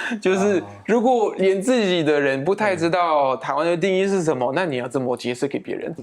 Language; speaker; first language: Chinese; non-native, fluent; French